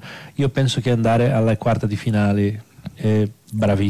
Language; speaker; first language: Italian; non-native, fluent; Portuguese